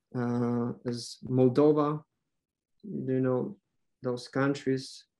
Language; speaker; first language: English; non-native, learner; Ukrainian